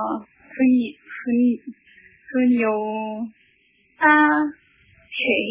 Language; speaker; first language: Chinese; non-native, learner; Korean